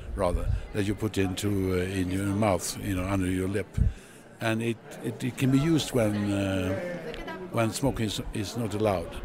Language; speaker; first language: English; non-native, fluent; Swedish